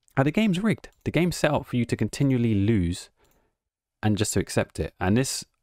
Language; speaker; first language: English; native; English